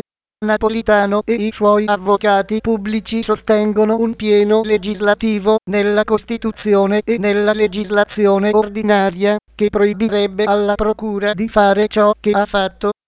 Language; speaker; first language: Italian; native; Italian